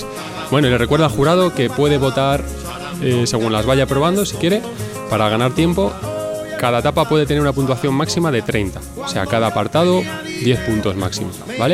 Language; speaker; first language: Spanish; native; Spanish